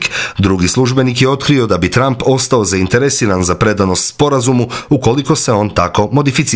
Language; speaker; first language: Croatian; native; Croatian